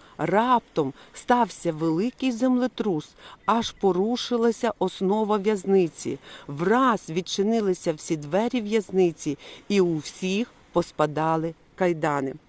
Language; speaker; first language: Ukrainian; non-native, local second language; Russian